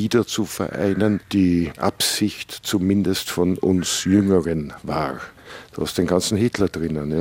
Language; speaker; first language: German; native; German